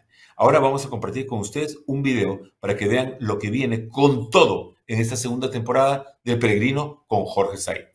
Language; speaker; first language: Spanish; native; Spanish